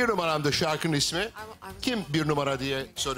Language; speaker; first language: Turkish; native; Turkish